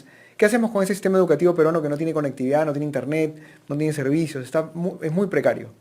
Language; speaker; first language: Spanish; native; Spanish